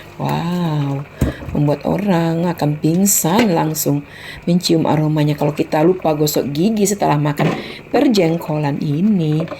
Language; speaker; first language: Indonesian; non-native, local second language; Minangkabau